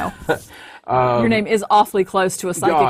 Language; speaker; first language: English; native; English